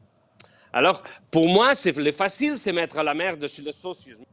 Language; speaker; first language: French; non-native, fluent; Spanish